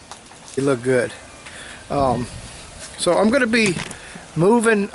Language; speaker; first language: English; native; English